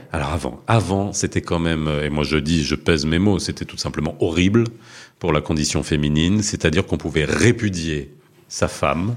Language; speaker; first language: French; early bilingual, other home language; Arabic